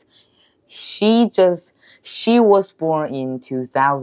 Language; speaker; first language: English; non-native, learner; Chinese